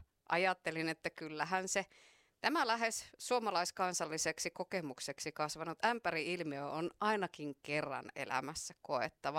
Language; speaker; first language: Finnish; native; Finnish